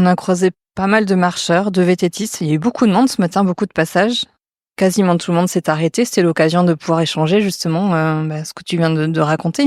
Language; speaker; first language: French; native; French